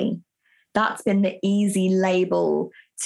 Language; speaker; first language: English; native; English